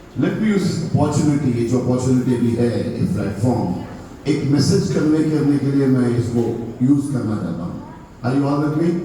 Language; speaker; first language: Hindi; non-native, local second language; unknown